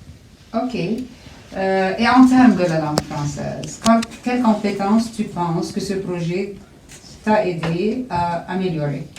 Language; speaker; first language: French; non-native, fluent; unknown